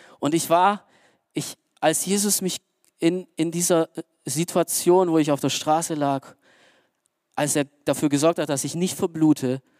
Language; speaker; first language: German; early bilingual, other home language; Romanian